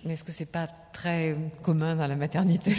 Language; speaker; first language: French; native; French